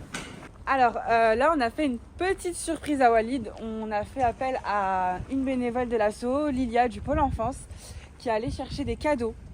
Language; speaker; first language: French; native; French